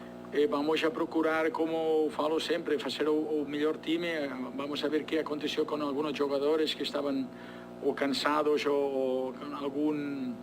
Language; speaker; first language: Portuguese; non-native, fluent; Spanish